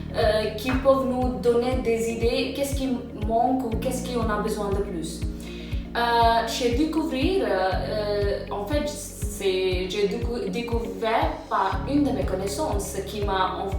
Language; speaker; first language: French; non-native, fluent; English